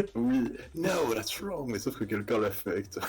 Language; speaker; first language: French; native; French